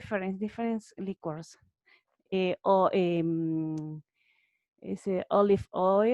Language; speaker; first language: English; non-native, learner; Spanish